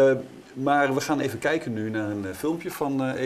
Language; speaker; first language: Dutch; native; Dutch